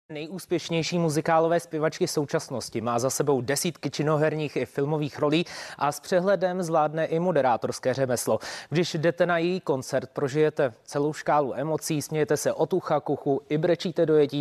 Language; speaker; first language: Czech; native; Czech